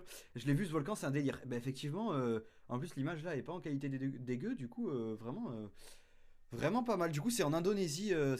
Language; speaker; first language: French; native; French